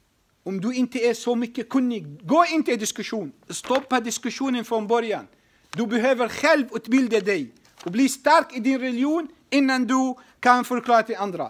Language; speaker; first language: Swedish; non-native, fluent; Arabic